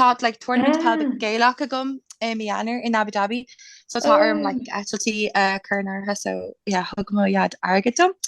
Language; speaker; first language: Irish; non-native, local second language; English